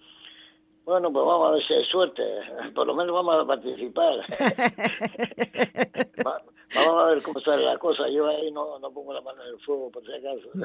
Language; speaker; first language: Spanish; native; Spanish